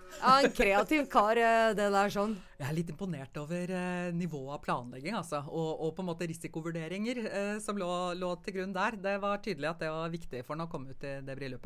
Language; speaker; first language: Norwegian; native; Norwegian